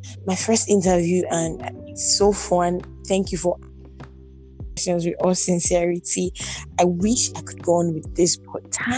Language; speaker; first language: English; non-native, local second language; Igbo